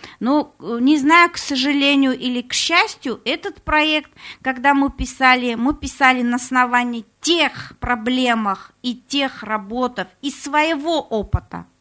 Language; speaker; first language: Russian; non-native, fluent; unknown